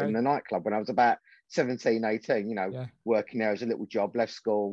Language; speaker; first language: English; native; English